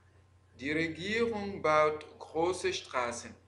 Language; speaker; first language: German; non-native, fluent; French